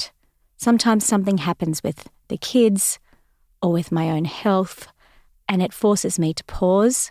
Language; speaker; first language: English; native; English